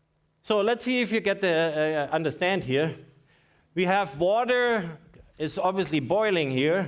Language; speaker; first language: English; non-native, fluent; German